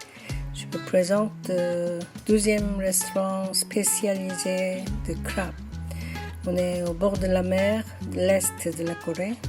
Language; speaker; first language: French; non-native, fluent; Korean